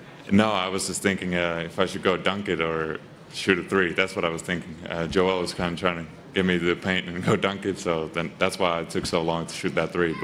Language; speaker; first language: English; non-native, fluent; Finnish